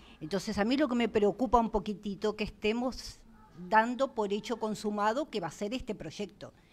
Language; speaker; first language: Spanish; native; Spanish